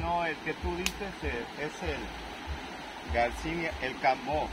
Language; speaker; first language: Spanish; native; Spanish